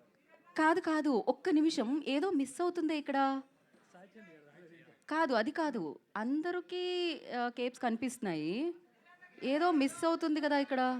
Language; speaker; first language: Telugu; native; Telugu